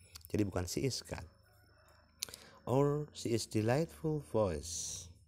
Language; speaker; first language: English; non-native, fluent; Indonesian